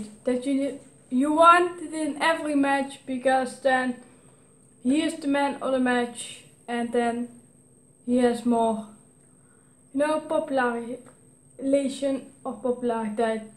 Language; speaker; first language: English; non-native, learner; Dutch